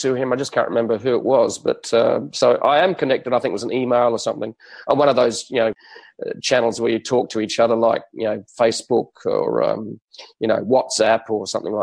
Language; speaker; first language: English; native; English